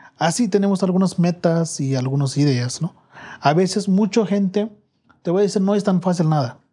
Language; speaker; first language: Spanish; non-native, learner; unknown